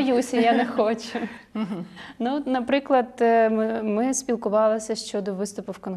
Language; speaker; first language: Ukrainian; non-native, local second language; Russian